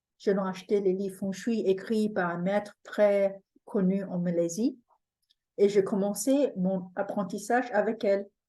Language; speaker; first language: French; non-native, fluent; English